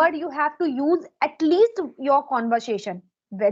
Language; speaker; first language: English; non-native, local second language; Hindi